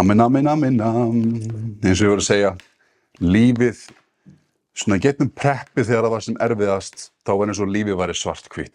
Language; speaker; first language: Icelandic; native; Icelandic